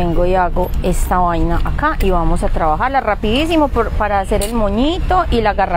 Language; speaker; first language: Spanish; native; Spanish